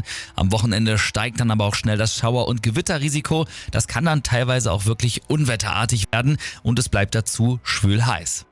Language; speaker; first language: German; native; German